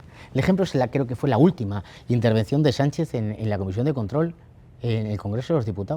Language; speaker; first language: Spanish; native; Spanish